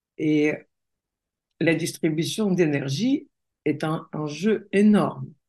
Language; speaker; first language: French; non-native, fluent; Russian